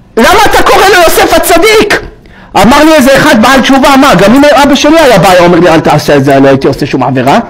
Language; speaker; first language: Hebrew; native; Hebrew